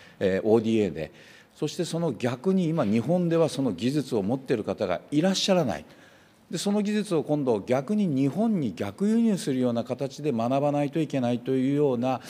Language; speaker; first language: Japanese; native; Japanese